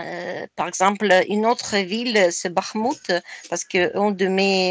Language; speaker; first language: French; non-native, fluent; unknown